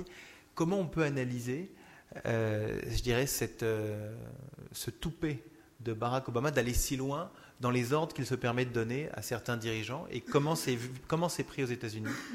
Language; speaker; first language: French; native; French